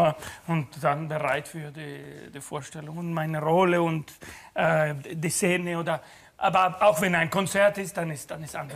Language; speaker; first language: German; non-native, fluent; Spanish